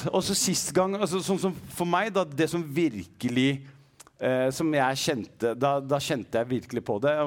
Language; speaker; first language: Norwegian; early bilingual, other home language; Arabic